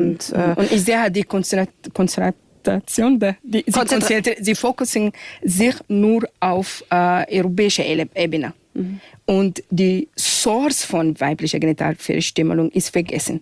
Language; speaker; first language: German; non-native, fluent; Arabic